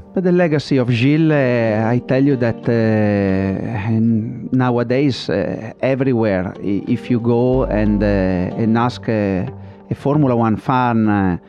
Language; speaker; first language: English; non-native, fluent; Italian